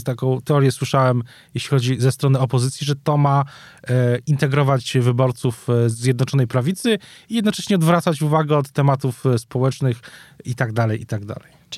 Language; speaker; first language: Polish; native; Polish